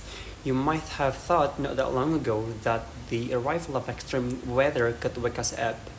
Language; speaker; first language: English; non-native, learner; Indonesian